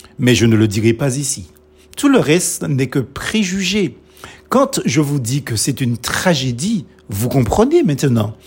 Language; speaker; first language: French; non-native, local second language; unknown